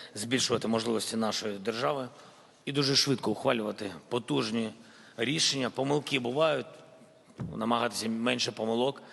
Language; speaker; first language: Ukrainian; non-native, local second language; Russian